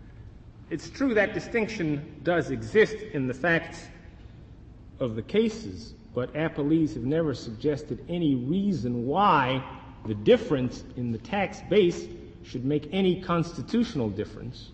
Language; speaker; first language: English; native; English